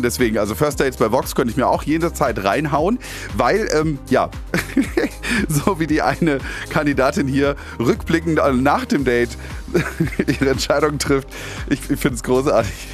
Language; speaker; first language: German; native; German